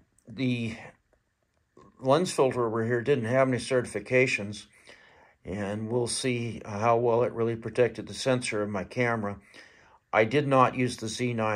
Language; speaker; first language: English; native; English